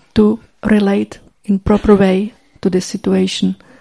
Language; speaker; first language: English; non-native, fluent; Czech